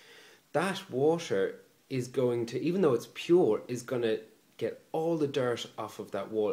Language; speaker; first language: English; native; English